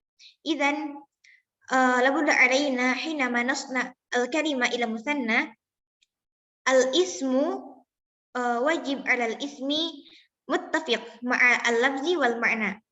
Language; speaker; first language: Arabic; non-native, learner; Indonesian